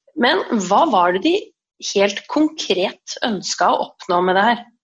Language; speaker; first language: Norwegian; native; Norwegian